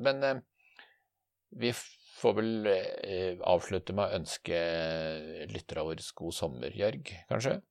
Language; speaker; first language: Norwegian; native; Norwegian